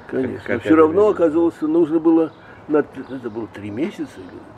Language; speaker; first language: Russian; native; Russian